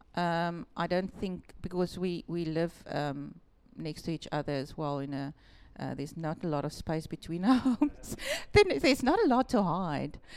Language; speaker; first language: English; non-native, local second language; Afrikaans